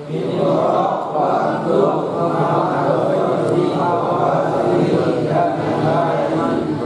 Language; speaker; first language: Arabic; non-native, learner; Indonesian